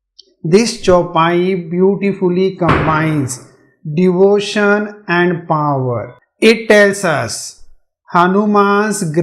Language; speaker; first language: English; non-native, local second language; Hindi